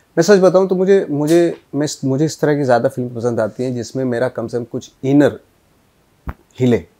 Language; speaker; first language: Hindi; native; Hindi